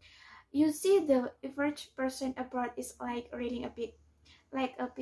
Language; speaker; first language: English; non-native, learner; Indonesian